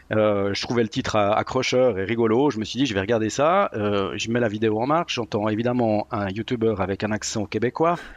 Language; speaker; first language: French; native; French